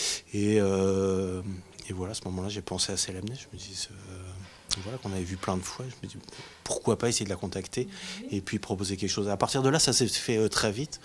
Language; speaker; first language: French; native; French